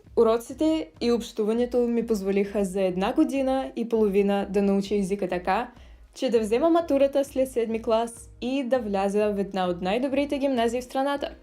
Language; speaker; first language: Bulgarian; early bilingual, other home language; Russian